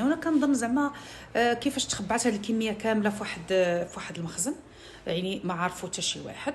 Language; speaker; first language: Arabic; native; Arabic